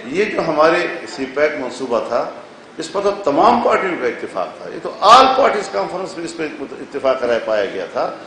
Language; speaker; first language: Urdu; non-native, local second language; Pashto